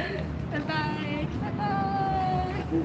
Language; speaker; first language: English; non-native, learner; Chinese